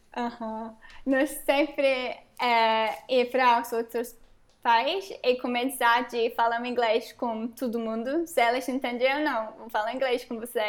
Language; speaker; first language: Portuguese; non-native, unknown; English